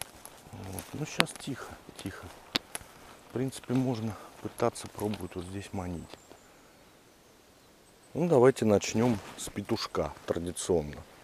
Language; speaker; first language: Russian; native; Russian